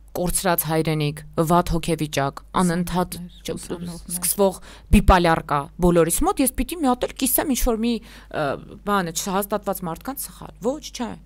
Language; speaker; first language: Armenian; native; Armenian